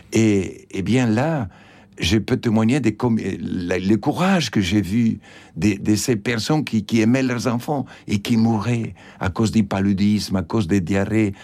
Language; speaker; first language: French; non-native, fluent; Spanish